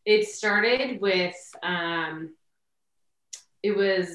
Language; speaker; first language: English; native; English